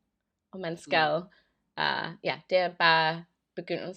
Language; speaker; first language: Danish; non-native, learner; English